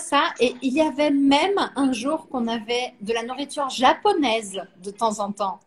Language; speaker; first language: French; non-native, fluent; Portuguese